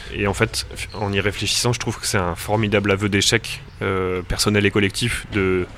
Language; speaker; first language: French; native; French